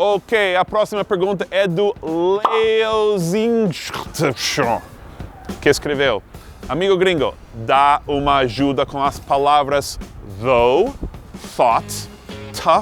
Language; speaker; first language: Portuguese; non-native, fluent; English